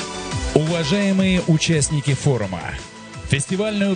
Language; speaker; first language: Russian; native; Russian